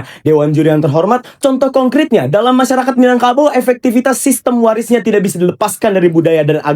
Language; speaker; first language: Indonesian; native; Indonesian